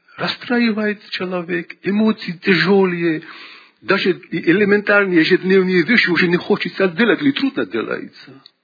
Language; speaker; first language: Russian; non-native, local second language; Georgian